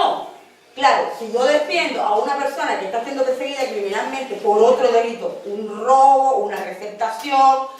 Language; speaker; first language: Spanish; native; Spanish